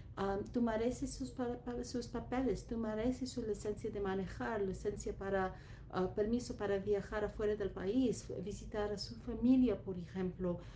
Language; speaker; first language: Spanish; non-native, learner; English